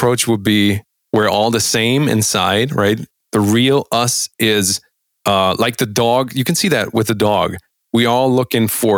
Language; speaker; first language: English; non-native, fluent; German